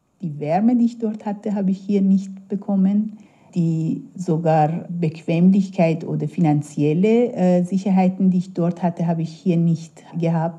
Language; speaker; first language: German; non-native, fluent; Persian